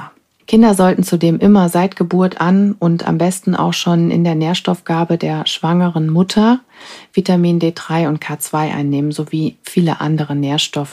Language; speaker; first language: German; native; German